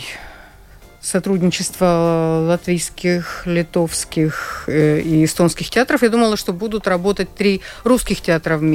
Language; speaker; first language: Russian; native; Russian